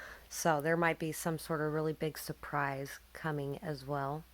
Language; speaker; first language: English; native; English